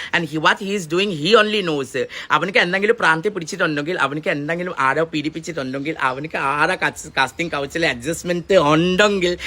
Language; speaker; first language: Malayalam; non-native, fluent; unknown